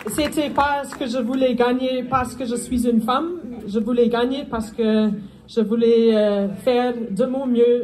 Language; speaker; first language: French; non-native, fluent; Afrikaans